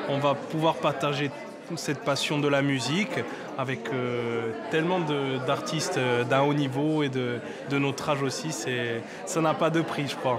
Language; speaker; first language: French; native; French